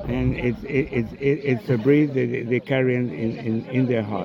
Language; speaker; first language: English; non-native, fluent; Spanish